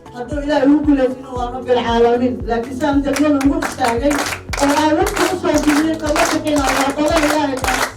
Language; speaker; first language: Somali; non-native, local second language; Swahili